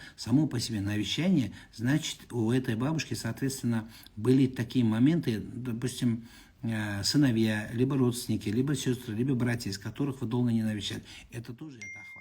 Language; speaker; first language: Russian; non-native, local second language; Kazakh